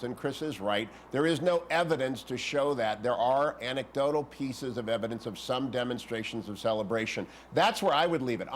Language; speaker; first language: English; native; English